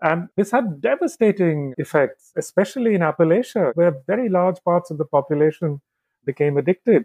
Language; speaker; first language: English; non-native, local second language; Bangla